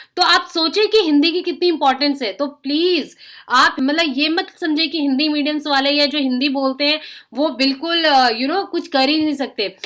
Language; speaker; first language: Hindi; native; Hindi